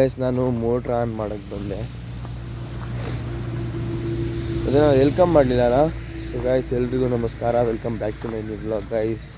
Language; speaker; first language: Kannada; native; Kannada